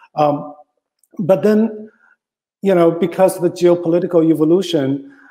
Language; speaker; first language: English; non-native, fluent; Chinese